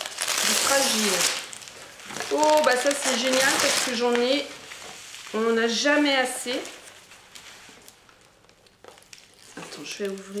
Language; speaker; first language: French; native; French